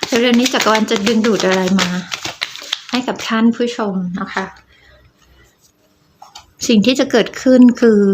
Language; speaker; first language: Thai; native; Thai